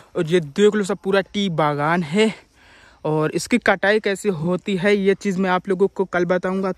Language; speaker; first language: Hindi; native; Hindi